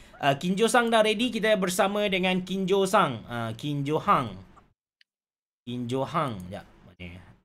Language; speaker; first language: Malay; native; Malay